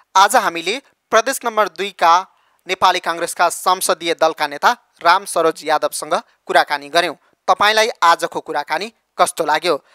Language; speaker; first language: Nepali; native; Nepali